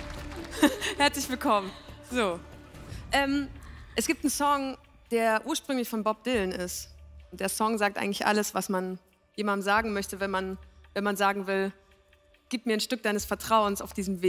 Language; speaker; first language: German; native; German